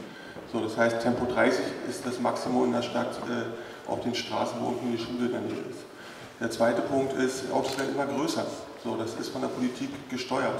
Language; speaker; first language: German; native; German